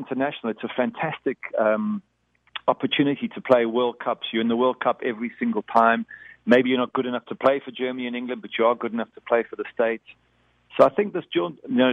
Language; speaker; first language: English; native; English